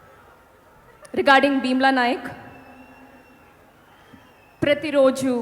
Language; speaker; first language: Telugu; non-native, learner; Malayalam